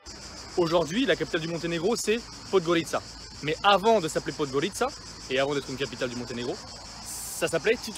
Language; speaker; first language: French; native; French